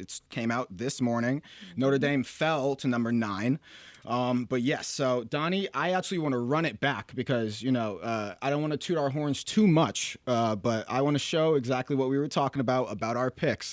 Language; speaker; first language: English; native; English